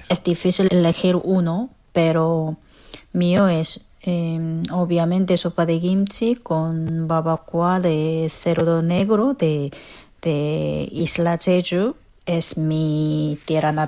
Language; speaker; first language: Spanish; non-native, learner; Korean